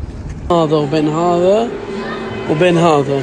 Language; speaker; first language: Arabic; native; Arabic